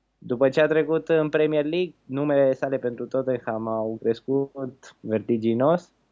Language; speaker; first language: Romanian; early bilingual, heritage; Romanian